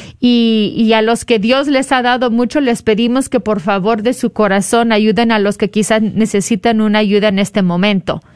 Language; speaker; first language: Spanish; early bilingual, heritage; Spanish